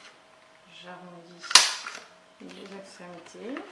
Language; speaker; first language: French; native; French